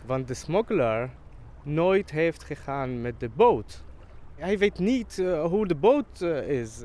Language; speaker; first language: Dutch; non-native, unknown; Arabic